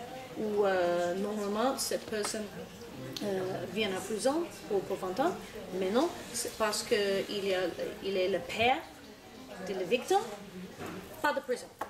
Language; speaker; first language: French; non-native, learner; English